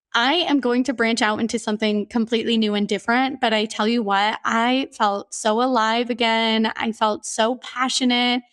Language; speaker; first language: English; native; English